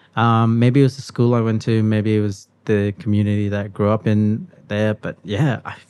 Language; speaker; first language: English; native; English